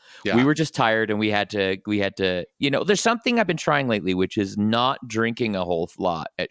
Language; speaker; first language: English; native; English